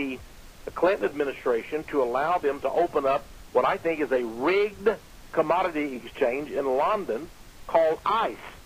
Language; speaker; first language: English; native; English